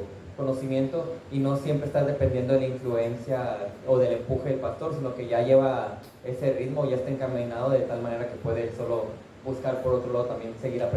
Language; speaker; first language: Spanish; native; Spanish